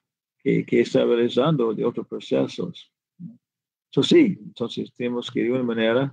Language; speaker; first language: Spanish; non-native, fluent; English